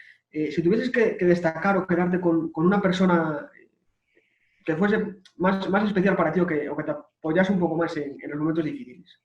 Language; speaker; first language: Spanish; native; Spanish